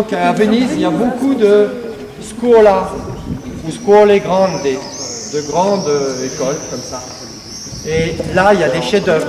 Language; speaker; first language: French; native; French